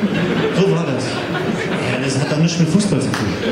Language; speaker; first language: German; native; German